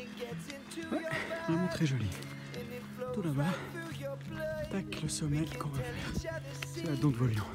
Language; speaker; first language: French; native; French